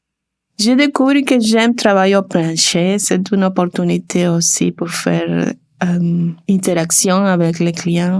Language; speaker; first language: French; non-native, learner; Spanish